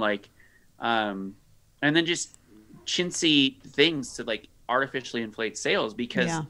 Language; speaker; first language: English; native; English